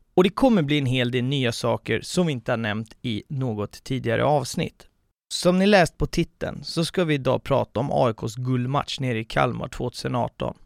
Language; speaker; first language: Swedish; native; Swedish